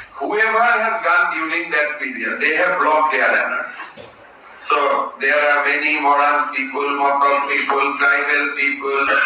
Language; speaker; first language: English; non-native, local second language; Assamese